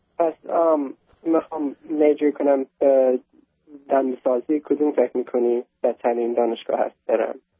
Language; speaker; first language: Persian; early bilingual, heritage; Persian